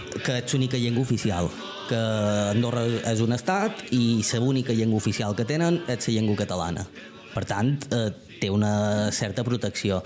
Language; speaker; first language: Catalan; native; Catalan